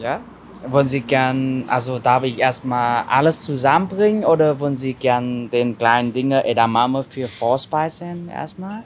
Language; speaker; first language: German; non-native, fluent; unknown